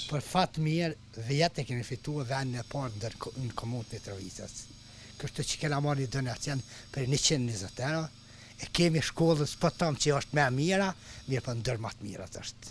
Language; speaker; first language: Albanian; native; Albanian